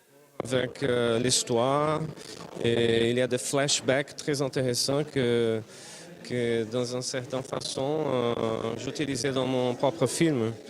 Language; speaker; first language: French; non-native, fluent; Portuguese